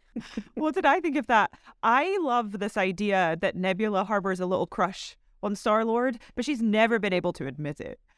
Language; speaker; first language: English; native; English